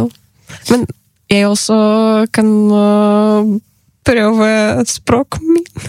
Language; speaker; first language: Norwegian; non-native, learner; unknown